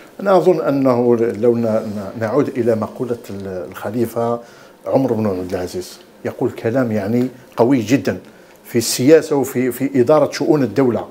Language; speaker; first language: Arabic; native; Arabic